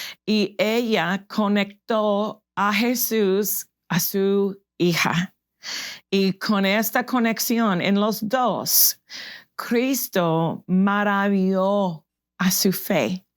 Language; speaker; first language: Spanish; non-native, fluent; English